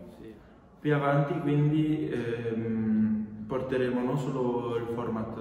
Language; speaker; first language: Italian; native; Italian